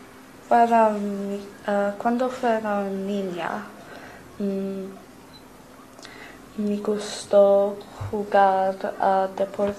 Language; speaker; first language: Spanish; non-native, learner; English